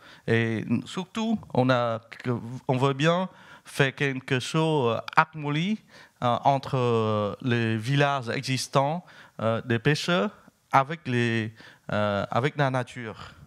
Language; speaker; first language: French; non-native, fluent; Vietnamese